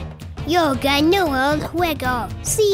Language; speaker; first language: Spanish; non-native, learner; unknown